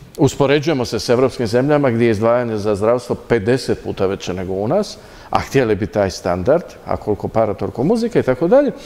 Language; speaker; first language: Croatian; native; Croatian